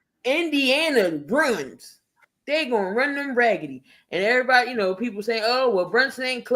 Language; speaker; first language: English; native; English